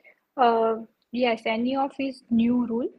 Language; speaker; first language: English; non-native, local second language; Gujarati